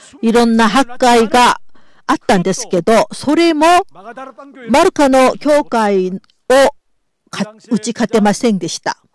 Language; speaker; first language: Japanese; non-native, fluent; Korean